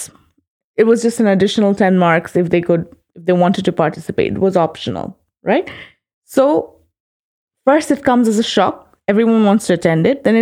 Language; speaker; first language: English; non-native, local second language; Bangla